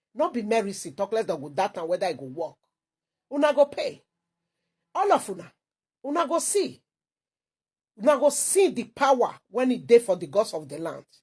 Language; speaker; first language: Nigerian Pidgin; non-native, local second language; Igbo